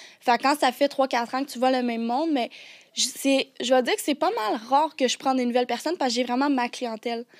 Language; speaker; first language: French; native; French